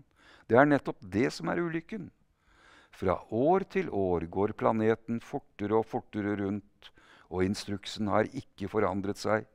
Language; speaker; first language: Norwegian; native; Norwegian